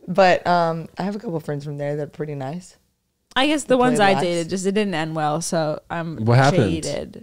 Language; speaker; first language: English; native; English